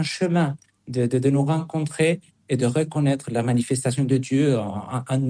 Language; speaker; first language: French; non-native, fluent; Spanish